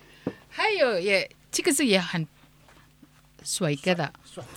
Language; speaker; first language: Chinese; non-native, learner; Indonesian